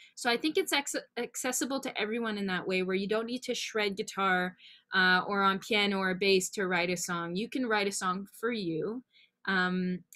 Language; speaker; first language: English; native; English